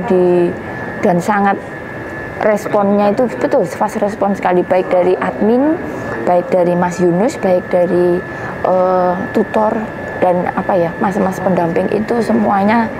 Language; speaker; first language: Indonesian; native; Indonesian